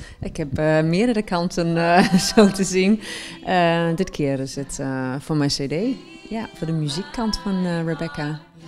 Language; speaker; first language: Dutch; non-native, fluent; English